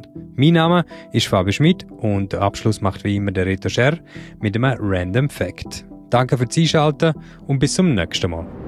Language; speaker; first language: German; native; German